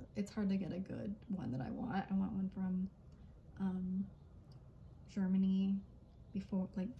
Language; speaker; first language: English; native; English